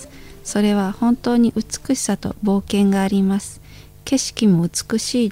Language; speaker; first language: Japanese; non-native, learner; Indonesian